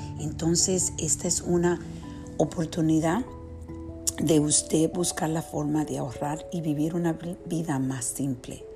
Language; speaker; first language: Spanish; early bilingual, heritage; Spanish